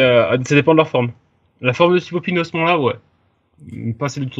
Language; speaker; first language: French; native; French